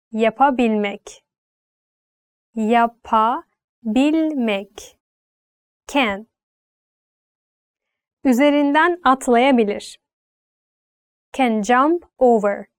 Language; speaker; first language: Turkish; native; Turkish